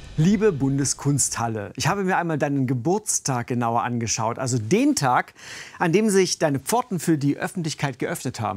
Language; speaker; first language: German; native; German